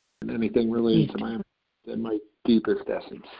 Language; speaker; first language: English; native; English